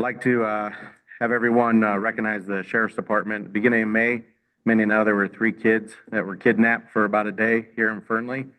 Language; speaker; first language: English; native; English